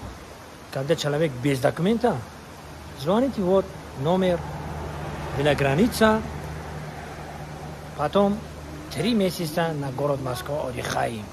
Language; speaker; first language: Russian; non-native, learner; Tajik